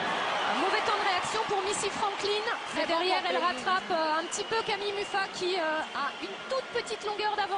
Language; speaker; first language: French; native; French